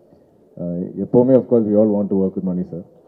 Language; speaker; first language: Tamil; non-native, local second language; Malayalam